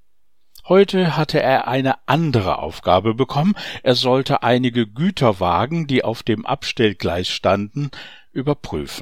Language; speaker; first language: German; native; German